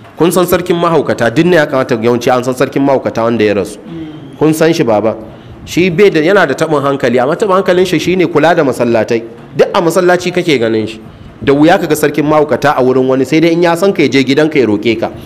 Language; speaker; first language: Hausa; native; Hausa